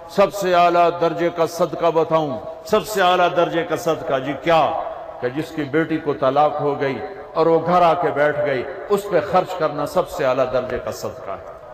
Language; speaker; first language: Urdu; non-native, local second language; Punjabi